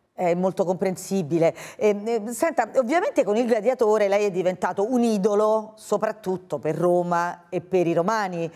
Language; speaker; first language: Italian; native; Italian